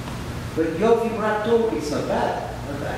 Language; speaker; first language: English; non-native, learner; French